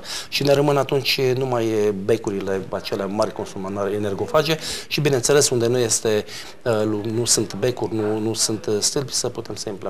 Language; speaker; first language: Romanian; native; Romanian